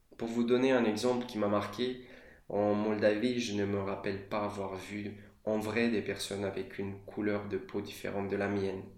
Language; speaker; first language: French; non-native, fluent; Romanian